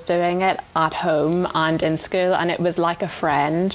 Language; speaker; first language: English; native; English